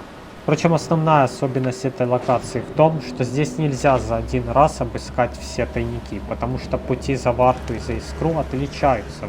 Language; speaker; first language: Russian; native; Russian